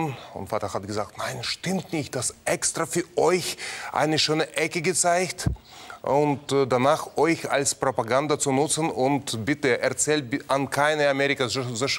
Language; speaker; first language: German; non-native, learner; Russian